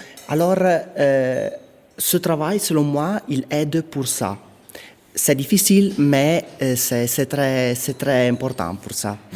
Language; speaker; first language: French; non-native, local second language; Italian